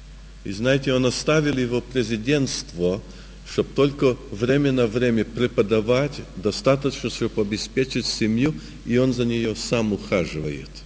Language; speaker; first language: Russian; early bilingual, heritage; Russian